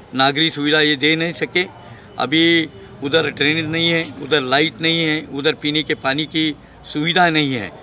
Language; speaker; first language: Hindi; non-native, local second language; Marathi